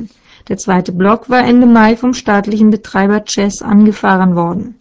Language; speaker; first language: German; native; German